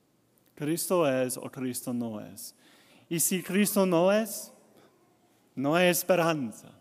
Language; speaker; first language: Spanish; non-native, learner; English